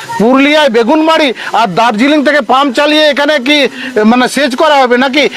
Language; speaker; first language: Bangla; non-native, local second language; Santali